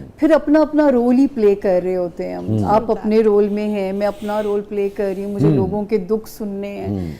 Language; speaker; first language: Urdu; non-native, local second language; Punjabi